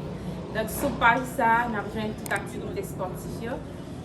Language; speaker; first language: French; non-native, local second language; Haitian Creole